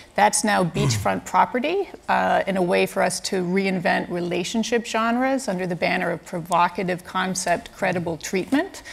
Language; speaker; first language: English; native; English